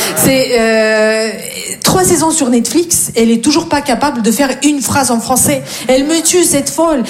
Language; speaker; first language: French; non-native, fluent; Russian